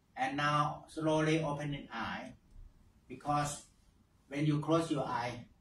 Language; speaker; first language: English; non-native, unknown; Thai